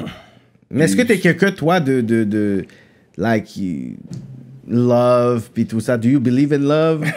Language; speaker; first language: French; native; French